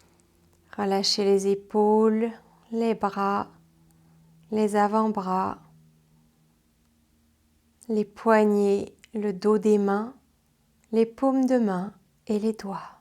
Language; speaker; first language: French; native; French